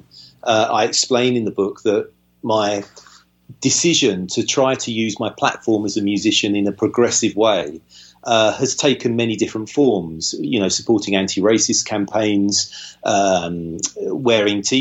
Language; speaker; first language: English; native; English